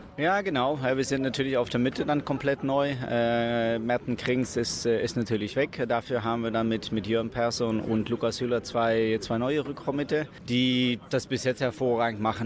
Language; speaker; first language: German; native; German